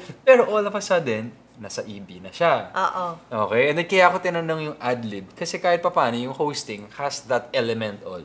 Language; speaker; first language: Filipino; native; Filipino